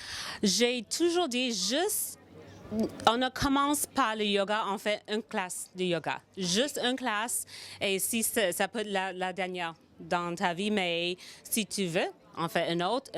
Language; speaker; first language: French; non-native, fluent; English